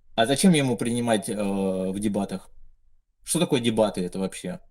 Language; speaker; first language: Russian; native; Russian